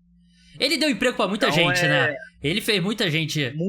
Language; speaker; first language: Portuguese; native; Portuguese